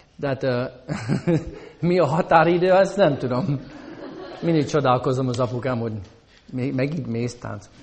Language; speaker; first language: Hungarian; non-native, fluent; English